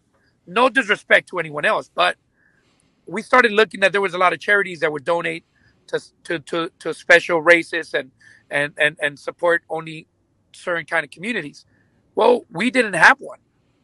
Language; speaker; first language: English; early bilingual, other home language; Spanish